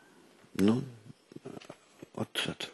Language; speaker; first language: Hebrew; non-native, fluent; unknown